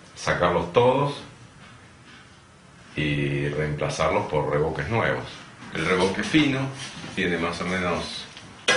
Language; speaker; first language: Spanish; native; Spanish